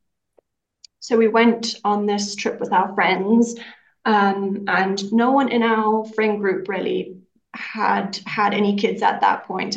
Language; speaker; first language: English; native; English